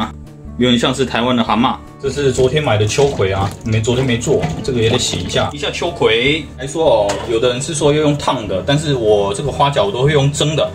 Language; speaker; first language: Chinese; native; Chinese